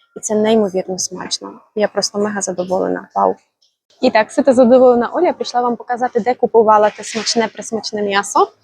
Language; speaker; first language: Ukrainian; native; Ukrainian